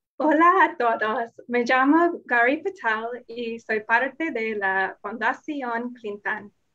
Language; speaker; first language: Spanish; non-native, learner; English